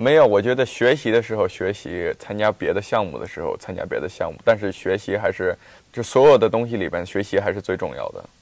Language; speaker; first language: Chinese; early bilingual, heritage; Chinese